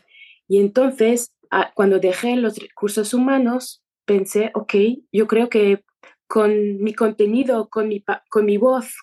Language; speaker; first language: Spanish; non-native, fluent; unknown